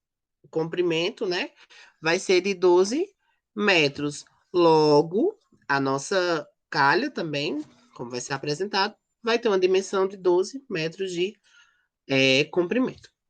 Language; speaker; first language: Portuguese; native; Portuguese